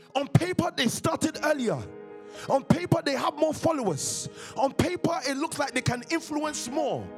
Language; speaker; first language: English; native; English